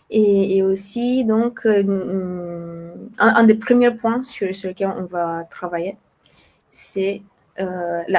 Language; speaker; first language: French; non-native, fluent; Romanian